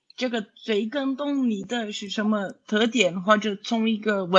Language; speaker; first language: Chinese; non-native, fluent; Portuguese